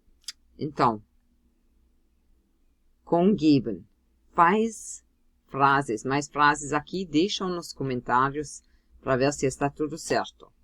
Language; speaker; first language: Portuguese; non-native, fluent; German